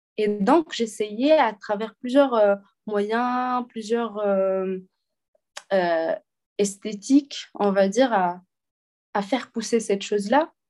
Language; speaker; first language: French; non-native, local second language; Arabic